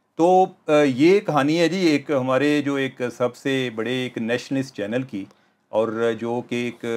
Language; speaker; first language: Urdu; native; Urdu